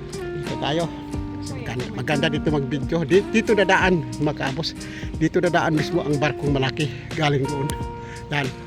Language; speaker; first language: Filipino; non-native, local second language; Cebuano